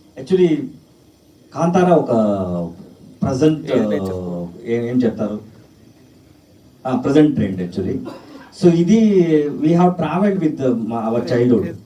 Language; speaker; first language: Telugu; non-native, learner; Kannada